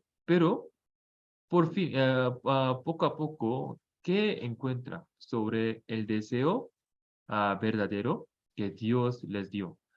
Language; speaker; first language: Spanish; non-native, fluent; Korean